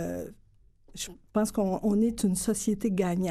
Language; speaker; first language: French; native; French